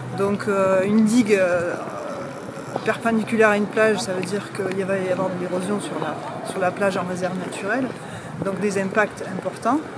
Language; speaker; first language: French; native; French